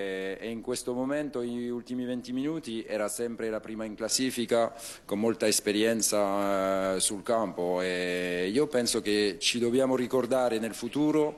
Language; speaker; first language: Italian; non-native, fluent; French